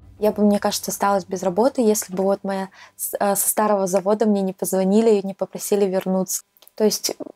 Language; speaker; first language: Russian; native; Russian